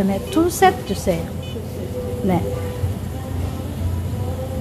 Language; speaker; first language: Korean; non-native, fluent; Filipino